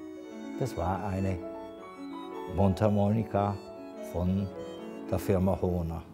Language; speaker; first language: German; non-native, fluent; Italian